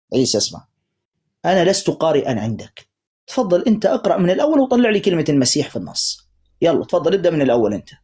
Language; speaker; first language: Arabic; native; Arabic